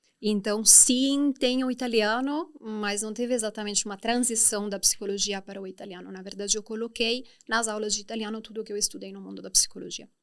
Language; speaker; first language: Portuguese; non-native, fluent; Italian